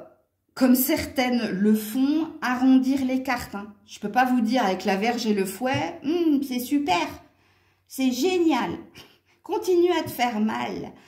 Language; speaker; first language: French; native; French